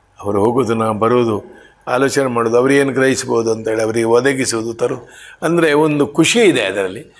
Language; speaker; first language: Kannada; non-native, local second language; Konkani